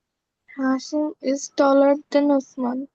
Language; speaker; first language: English; non-native, learner; Bangla